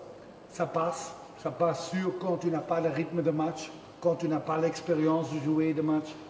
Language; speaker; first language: French; non-native, fluent; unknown